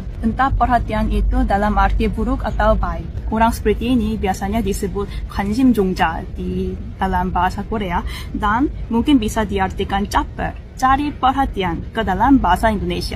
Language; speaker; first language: Indonesian; non-native, fluent; Korean